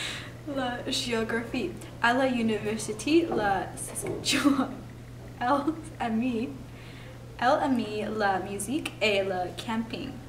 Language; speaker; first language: French; non-native, learner; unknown